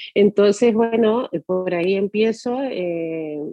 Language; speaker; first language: Spanish; native; Spanish